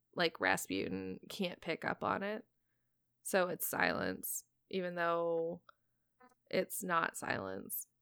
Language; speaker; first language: English; native; English